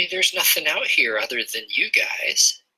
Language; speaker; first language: English; native; English